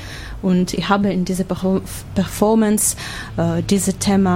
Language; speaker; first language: German; non-native, learner; Ukrainian